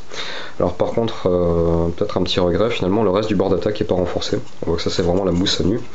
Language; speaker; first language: French; native; French